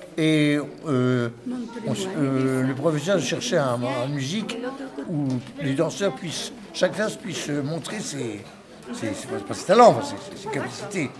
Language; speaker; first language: French; native; French